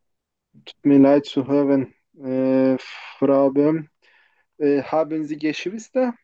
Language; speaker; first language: German; non-native, fluent; Turkish